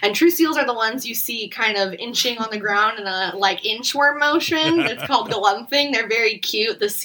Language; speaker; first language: English; native; English